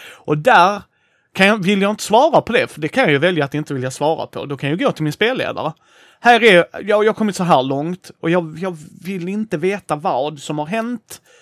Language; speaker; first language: Swedish; native; Swedish